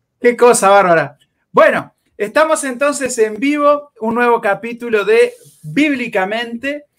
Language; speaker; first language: Spanish; native; Spanish